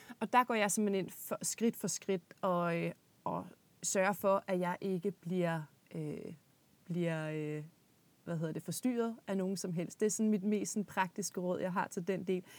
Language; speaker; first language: Danish; native; Danish